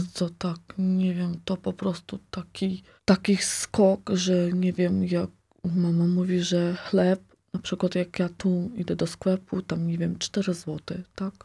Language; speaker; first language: Polish; non-native, local second language; Ukrainian